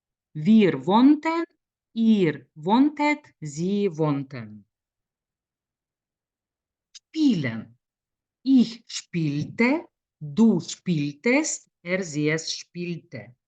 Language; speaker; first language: German; non-native, fluent; Lithuanian